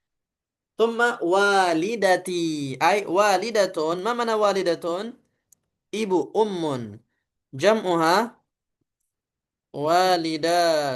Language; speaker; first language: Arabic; non-native, fluent; Indonesian